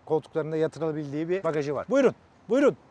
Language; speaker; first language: Turkish; native; Turkish